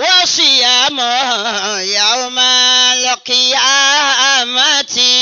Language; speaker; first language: Arabic; non-native, fluent; Yoruba